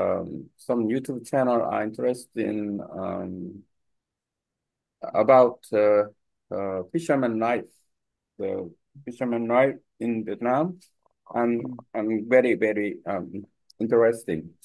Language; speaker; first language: English; non-native, learner; Korean